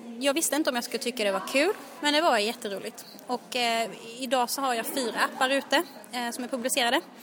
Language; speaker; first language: Swedish; native; Swedish